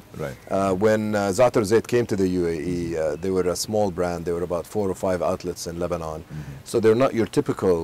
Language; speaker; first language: English; non-native, fluent; Arabic